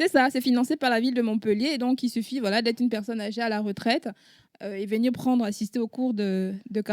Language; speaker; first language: French; native; French